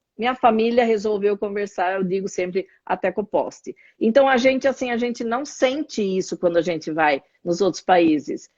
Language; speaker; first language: Portuguese; native; Portuguese